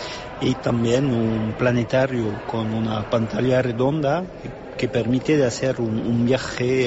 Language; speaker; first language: Spanish; non-native, fluent; French